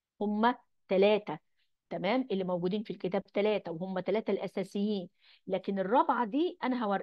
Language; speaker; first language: Arabic; native; Arabic